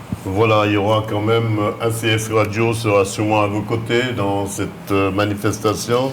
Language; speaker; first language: French; native; French